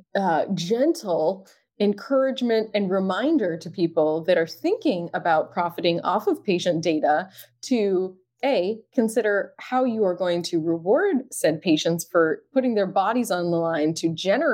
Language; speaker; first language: English; native; English